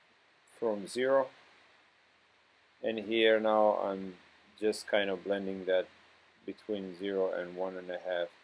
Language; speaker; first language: English; non-native, fluent; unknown